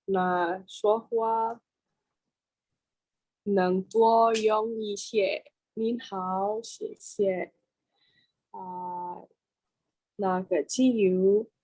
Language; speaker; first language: Chinese; non-native, fluent; Indonesian